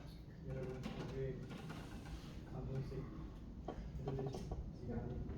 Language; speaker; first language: Korean; non-native, fluent; Hindi